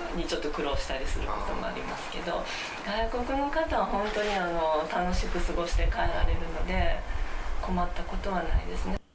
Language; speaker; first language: Japanese; native; Japanese